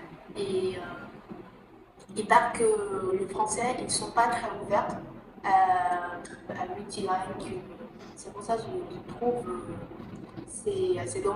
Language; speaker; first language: French; non-native, fluent; Vietnamese